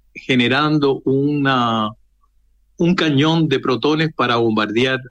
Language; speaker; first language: Spanish; native; Spanish